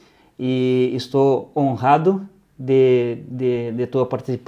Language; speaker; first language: Spanish; non-native, fluent; Portuguese